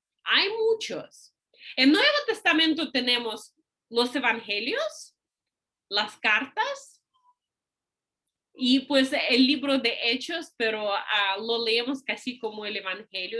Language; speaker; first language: Spanish; non-native, fluent; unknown